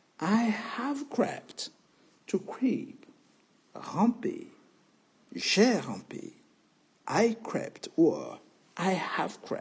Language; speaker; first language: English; non-native, fluent; French